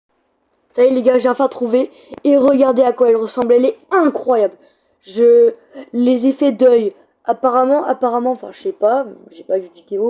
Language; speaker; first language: French; native; French